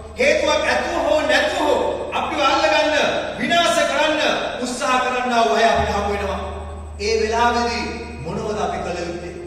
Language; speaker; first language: Sinhala; native; Sinhala